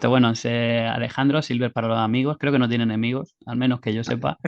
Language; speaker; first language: Spanish; native; Spanish